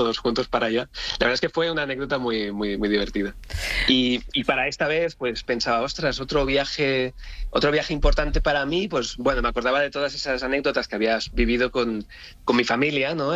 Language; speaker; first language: Spanish; native; Spanish